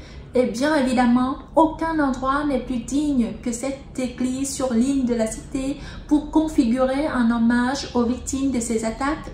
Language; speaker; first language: French; non-native, fluent; Vietnamese